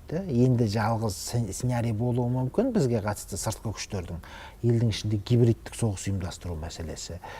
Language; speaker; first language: Kazakh; native; Kazakh